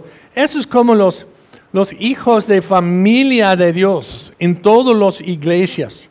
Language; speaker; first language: Spanish; non-native, fluent; English